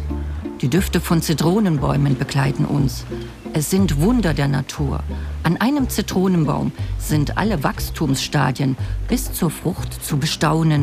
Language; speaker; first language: German; native; German